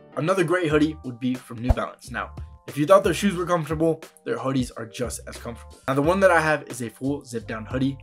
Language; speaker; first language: English; native; English